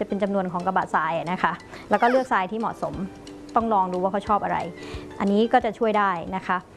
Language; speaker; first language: Thai; native; Thai